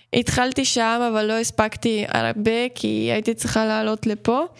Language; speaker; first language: Hebrew; non-native, fluent; Ukrainian